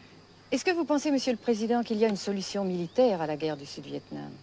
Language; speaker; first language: French; native; French